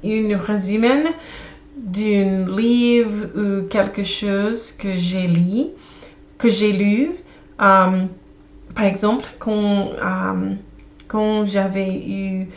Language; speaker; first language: French; non-native, learner; English